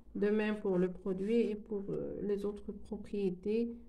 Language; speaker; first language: French; non-native, local second language; Arabic